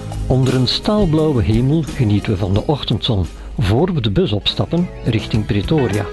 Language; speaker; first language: Dutch; native; Dutch